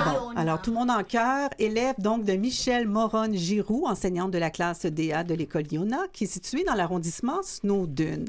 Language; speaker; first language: French; native; French